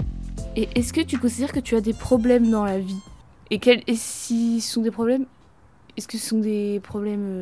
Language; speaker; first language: French; native; French